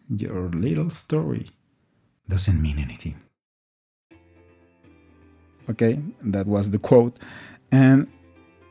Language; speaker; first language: English; non-native, fluent; Spanish